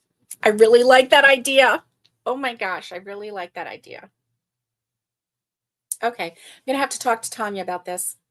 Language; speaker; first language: English; native; English